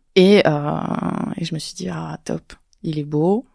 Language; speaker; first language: French; native; French